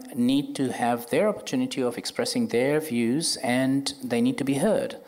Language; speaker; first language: English; non-native, fluent; Arabic